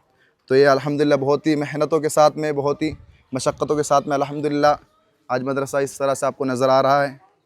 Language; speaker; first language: Hindi; native; Hindi